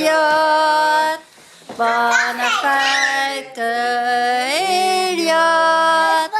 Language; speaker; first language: French; native; French